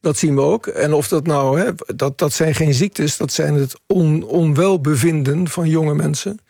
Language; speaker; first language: Dutch; native; Dutch